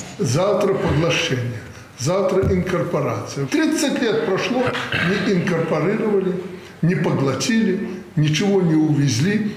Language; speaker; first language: Russian; native; Russian